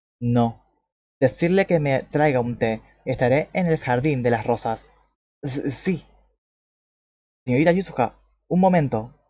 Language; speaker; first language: Spanish; native; Spanish